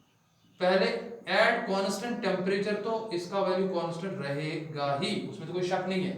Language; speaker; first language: Hindi; non-native, local second language; Kashmiri